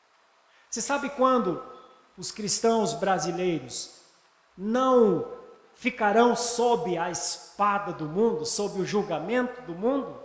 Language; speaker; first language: Portuguese; native; Portuguese